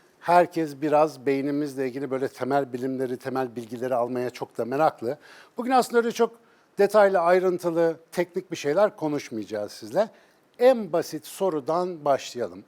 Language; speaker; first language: Turkish; native; Turkish